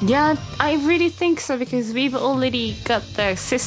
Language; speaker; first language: English; non-native, fluent; Japanese